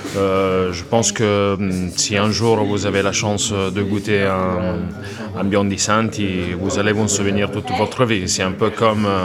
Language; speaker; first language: French; non-native, fluent; Italian